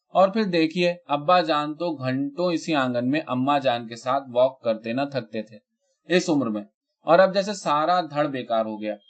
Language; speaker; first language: Urdu; native; Urdu